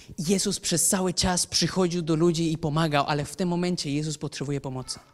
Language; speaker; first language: Polish; non-native, fluent; Spanish